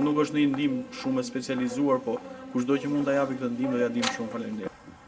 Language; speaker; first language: Albanian; native; Albanian